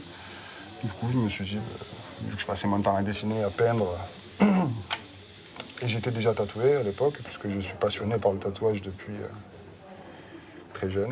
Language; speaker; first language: French; native; French